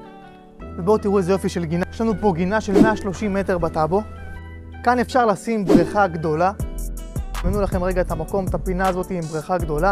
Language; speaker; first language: Hebrew; native; Hebrew